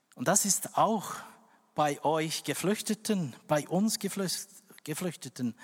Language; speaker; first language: German; non-native, fluent; Indonesian